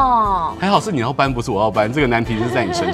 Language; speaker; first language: Chinese; native; Chinese